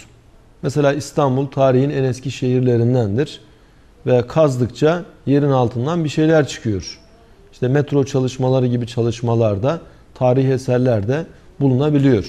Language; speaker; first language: Turkish; native; Turkish